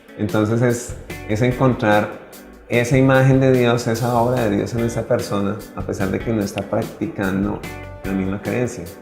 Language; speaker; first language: Spanish; native; Spanish